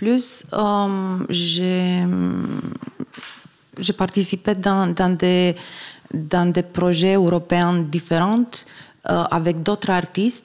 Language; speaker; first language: French; non-native, fluent; Romanian